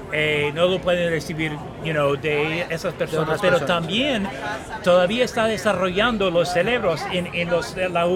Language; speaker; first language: Spanish; non-native, fluent; English